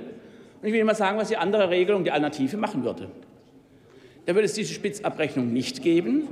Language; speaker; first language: German; native; German